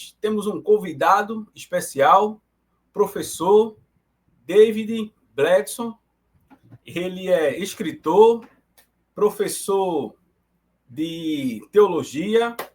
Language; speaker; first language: Portuguese; native; Portuguese